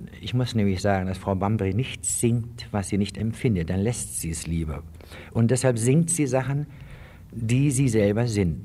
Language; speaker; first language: German; native; German